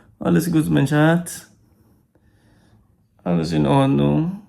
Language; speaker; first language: German; non-native, learner; Filipino